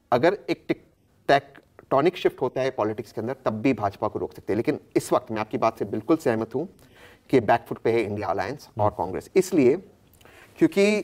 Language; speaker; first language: Hindi; native; Hindi